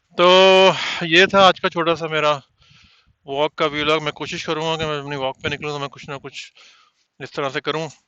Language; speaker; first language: Urdu; native; Urdu